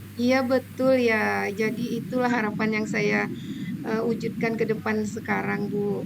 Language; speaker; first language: Indonesian; native; Indonesian